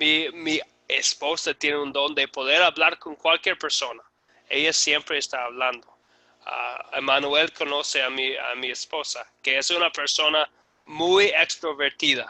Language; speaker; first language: Spanish; non-native, fluent; English